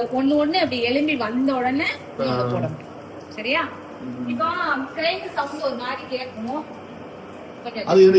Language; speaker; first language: Tamil; native; Tamil